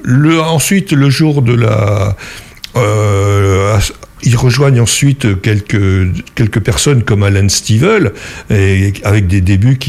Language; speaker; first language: French; native; French